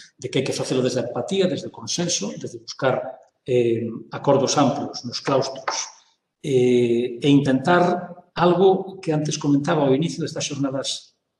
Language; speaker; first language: Galician; non-native, local second language; Spanish